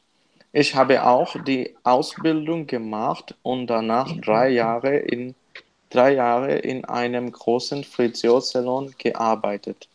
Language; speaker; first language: German; non-native, learner; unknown